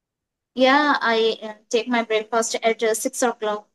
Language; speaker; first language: English; non-native, learner; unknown